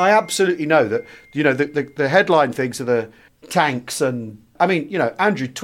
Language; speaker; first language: English; native; English